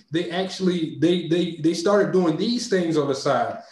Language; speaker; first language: English; native; English